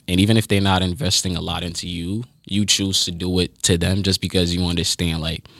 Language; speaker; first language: English; early bilingual, other home language; Haitian Creole